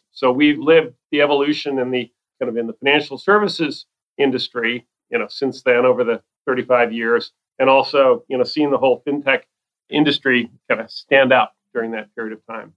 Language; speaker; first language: English; native; English